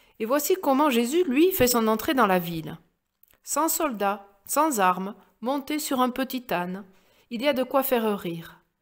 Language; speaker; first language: French; native; French